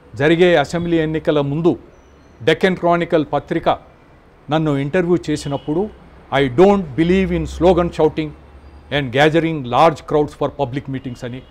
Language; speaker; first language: Telugu; native; Telugu